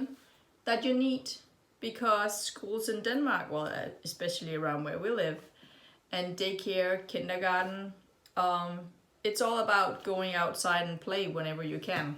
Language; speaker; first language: English; non-native, fluent; Danish